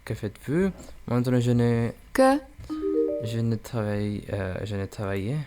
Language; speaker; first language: French; non-native, learner; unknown